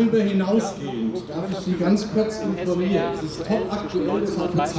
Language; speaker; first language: German; native; German